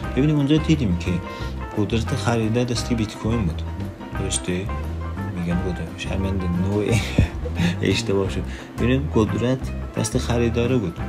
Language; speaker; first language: Persian; non-native, local second language; Azerbaijani